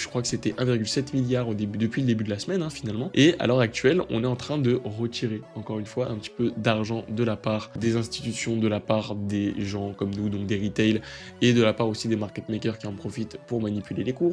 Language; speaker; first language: French; native; French